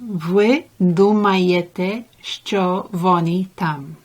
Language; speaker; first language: Ukrainian; non-native, learner; English